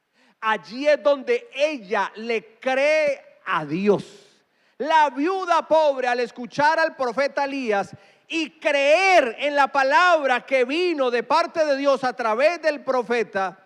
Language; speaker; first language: Spanish; native; Spanish